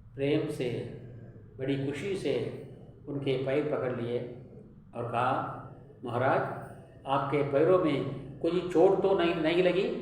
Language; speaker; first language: Hindi; non-native, local second language; Tamil